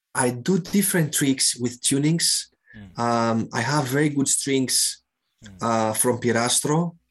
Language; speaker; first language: English; non-native, fluent; Greek